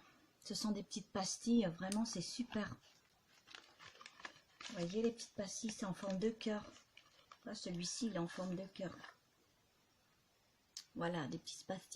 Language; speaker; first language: French; native; French